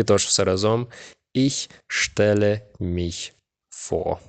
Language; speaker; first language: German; non-native, fluent; Ukrainian